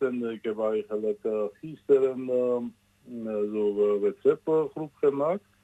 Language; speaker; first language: Dutch; non-native, learner; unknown